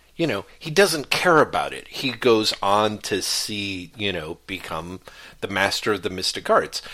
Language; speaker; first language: English; native; English